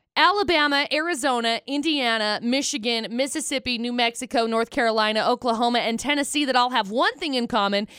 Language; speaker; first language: English; native; English